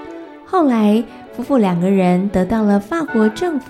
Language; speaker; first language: Chinese; native; Chinese